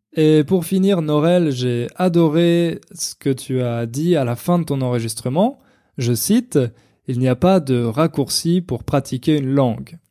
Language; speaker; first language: French; native; French